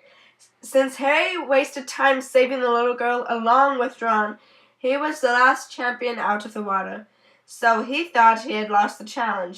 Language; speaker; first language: English; native; English